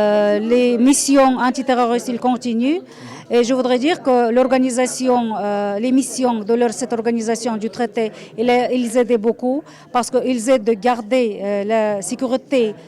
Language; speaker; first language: French; non-native, fluent; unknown